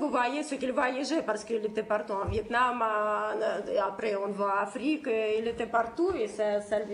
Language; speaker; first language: French; non-native, fluent; Russian